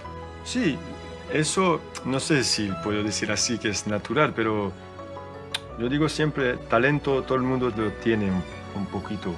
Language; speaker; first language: Spanish; non-native, learner; French